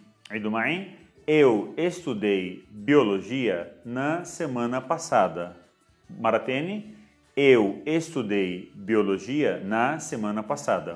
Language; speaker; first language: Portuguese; non-native, fluent; Arabic